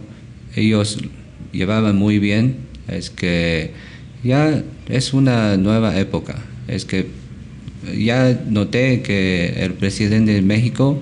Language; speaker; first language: Spanish; non-native, learner; Chinese